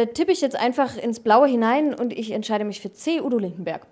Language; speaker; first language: German; native; German